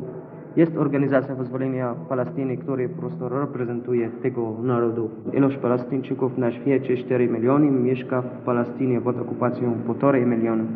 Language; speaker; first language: Polish; non-native, learner; Arabic